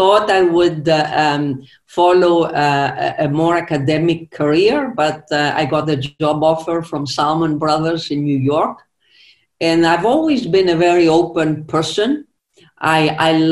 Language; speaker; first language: English; non-native, fluent; Greek